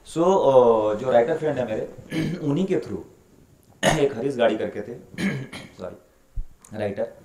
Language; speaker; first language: Hindi; native; Hindi